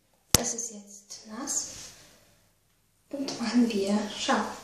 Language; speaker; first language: German; non-native, learner; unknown